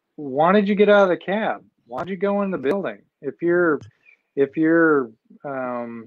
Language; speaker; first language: English; native; English